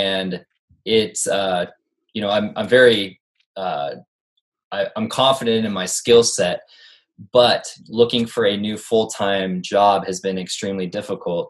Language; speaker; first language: English; native; English